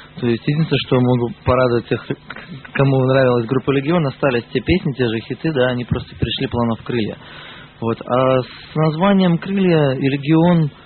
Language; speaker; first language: Russian; native; Russian